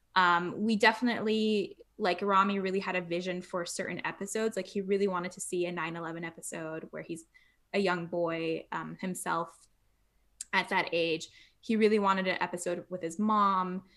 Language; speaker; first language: English; native; English